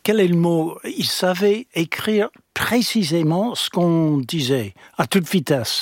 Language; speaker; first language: French; non-native, fluent; English